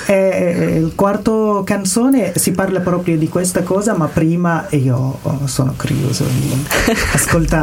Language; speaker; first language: Italian; non-native, learner; Persian